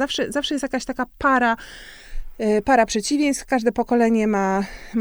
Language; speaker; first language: Polish; native; Polish